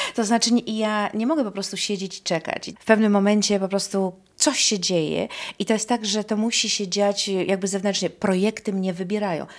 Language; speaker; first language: Polish; native; Polish